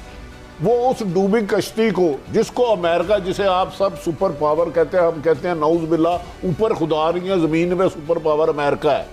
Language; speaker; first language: Urdu; native; Urdu